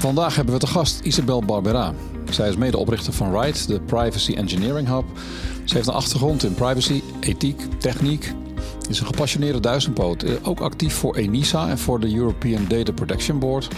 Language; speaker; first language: Dutch; native; Dutch